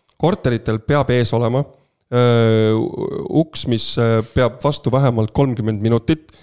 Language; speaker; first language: Estonian; native; Estonian